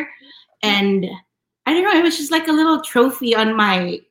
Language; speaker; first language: English; non-native, local second language; Filipino